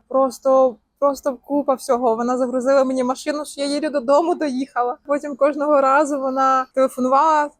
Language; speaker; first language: Ukrainian; native; Ukrainian